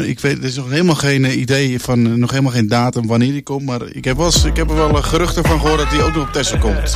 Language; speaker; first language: Dutch; native; Dutch